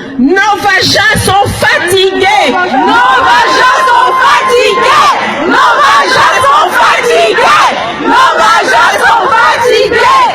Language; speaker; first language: French; early bilingual, other home language; Lingala